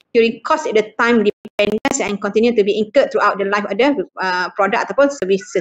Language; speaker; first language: English; non-native, local second language; Malay